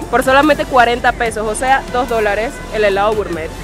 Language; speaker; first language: Spanish; native; Spanish